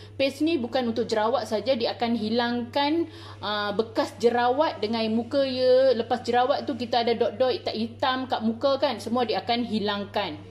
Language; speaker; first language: Malay; non-native, local second language; Tamil